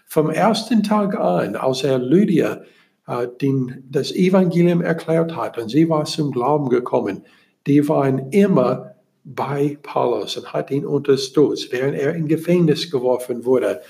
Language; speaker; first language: German; non-native, learner; English